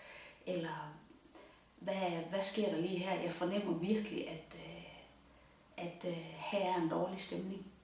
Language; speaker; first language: Danish; native; Danish